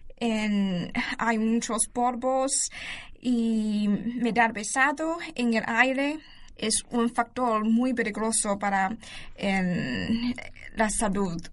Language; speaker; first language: Spanish; non-native, learner; Chinese